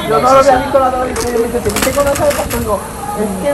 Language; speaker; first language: Spanish; native; Spanish